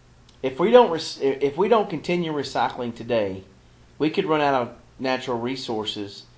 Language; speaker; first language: English; native; English